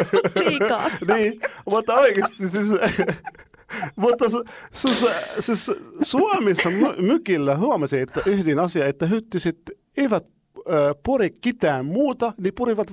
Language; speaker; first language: Finnish; non-native, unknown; Arabic